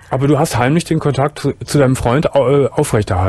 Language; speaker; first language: German; native; German